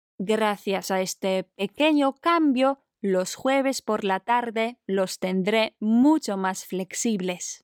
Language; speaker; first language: Spanish; non-native, fluent; Polish